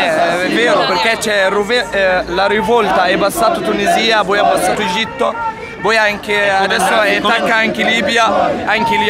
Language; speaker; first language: Italian; non-native, learner; Arabic